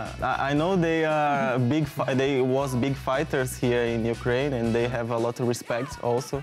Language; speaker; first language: English; non-native, learner; Portuguese